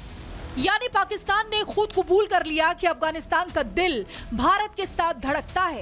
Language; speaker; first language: Hindi; native; Hindi